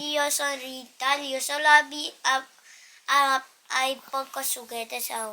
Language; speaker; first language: Spanish; early bilingual, other home language; Filipino